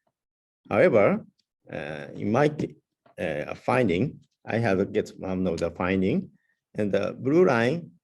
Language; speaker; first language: English; non-native, learner; Japanese